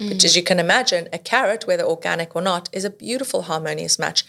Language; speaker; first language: English; native; English